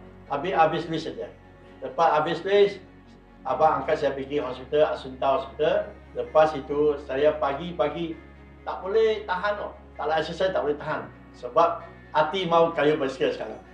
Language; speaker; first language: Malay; non-native, local second language; Chinese